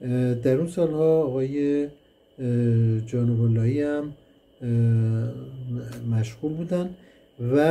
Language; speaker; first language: Persian; native; Persian